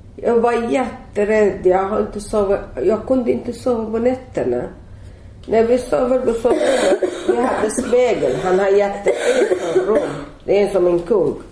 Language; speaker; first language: Swedish; non-native, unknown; Arabic